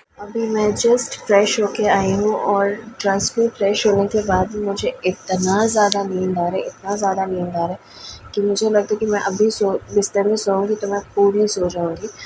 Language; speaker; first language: Hindi; non-native, local second language; Bangla